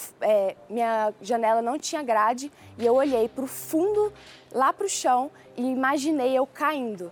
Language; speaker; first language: Portuguese; early bilingual, other home language; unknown